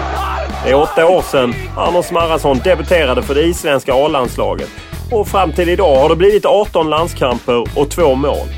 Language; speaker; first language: Swedish; native; Swedish